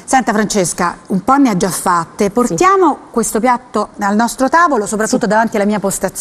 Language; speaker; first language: Italian; native; Italian